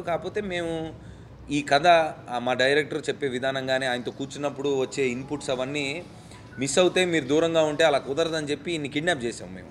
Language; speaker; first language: Telugu; native; Telugu